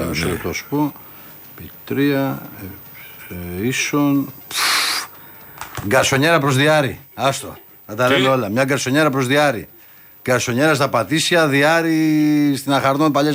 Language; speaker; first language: Greek; native; Greek